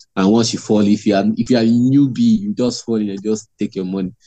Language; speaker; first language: English; non-native, local second language; Igbo